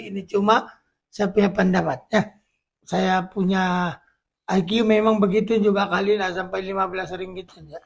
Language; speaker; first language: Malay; non-native, local second language; Filipino